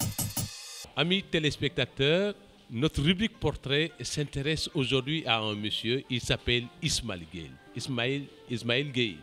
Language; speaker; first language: French; non-native, local second language; Wolof